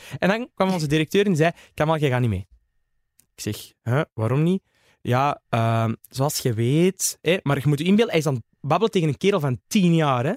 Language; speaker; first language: Dutch; early bilingual, other home language; Arabic